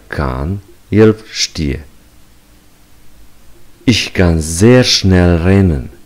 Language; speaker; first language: German; non-native, learner; Romanian